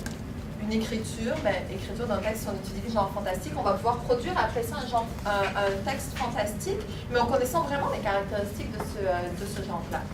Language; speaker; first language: French; native; French